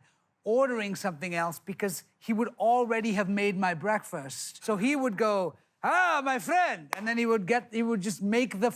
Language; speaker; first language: English; native; English